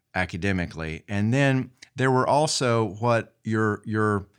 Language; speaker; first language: English; native; English